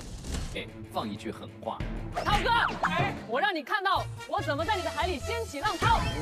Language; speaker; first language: Chinese; native; Chinese